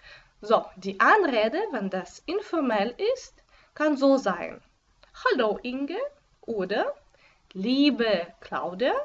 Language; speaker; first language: German; non-native, fluent; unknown